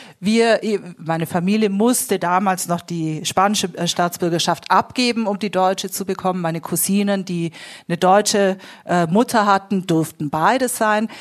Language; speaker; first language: German; native; German